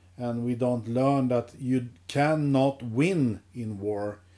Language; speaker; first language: English; non-native, fluent; Swedish